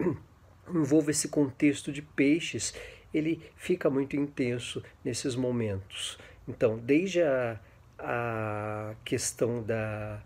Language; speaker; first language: Portuguese; native; Portuguese